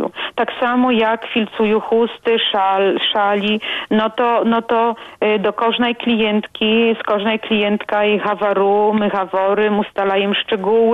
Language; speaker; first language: Polish; non-native, local second language; Belarusian